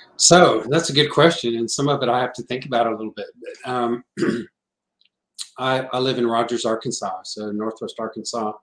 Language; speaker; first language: English; native; English